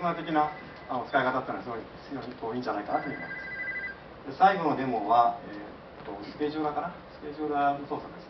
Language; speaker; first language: Japanese; native; Japanese